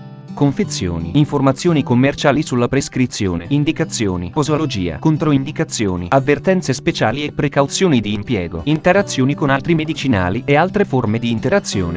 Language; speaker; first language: Italian; native; Italian